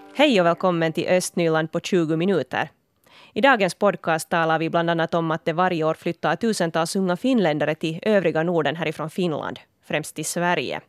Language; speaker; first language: Swedish; native; Swedish